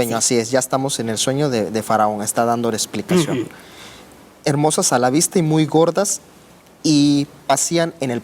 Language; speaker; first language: Spanish; native; Spanish